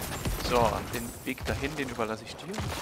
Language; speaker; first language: German; native; German